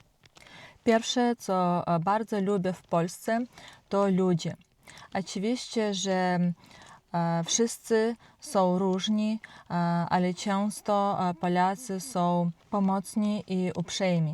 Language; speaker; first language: Polish; non-native, learner; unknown